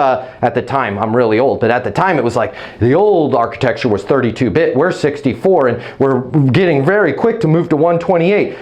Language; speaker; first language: English; native; English